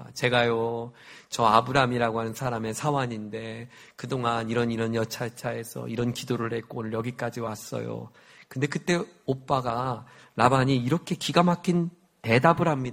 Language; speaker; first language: Korean; native; Korean